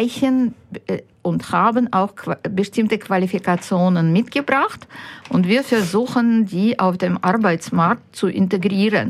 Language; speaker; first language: German; non-native, fluent; Ukrainian